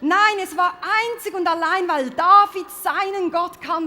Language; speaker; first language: German; native; German